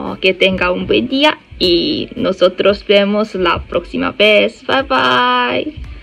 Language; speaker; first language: Spanish; non-native, learner; Korean